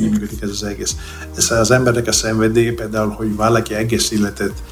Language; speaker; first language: Hungarian; non-native, learner; Greek